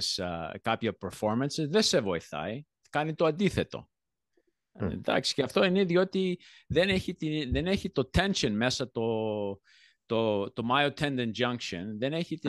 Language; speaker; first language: Greek; early bilingual, heritage; Greek